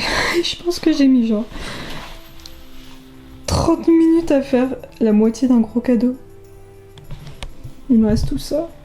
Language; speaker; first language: French; native; French